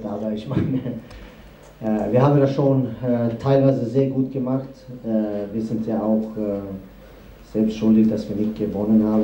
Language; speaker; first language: German; non-native, fluent; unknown